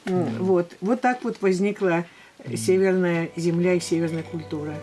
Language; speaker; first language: Russian; native; Russian